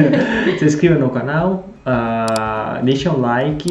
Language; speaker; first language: Portuguese; non-native, fluent; Italian